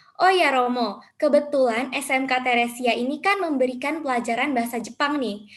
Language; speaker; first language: Indonesian; native; Indonesian